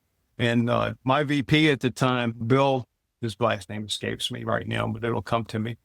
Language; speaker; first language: English; native; English